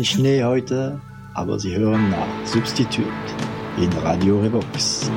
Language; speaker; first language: German; non-native, fluent; French